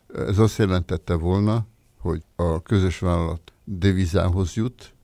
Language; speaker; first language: Hungarian; native; Hungarian